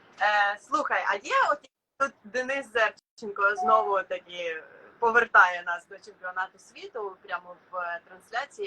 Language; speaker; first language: Ukrainian; native; Ukrainian